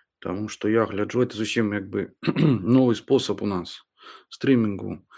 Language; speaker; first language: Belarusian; non-native, local second language; Russian